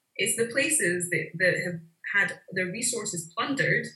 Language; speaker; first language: English; native; English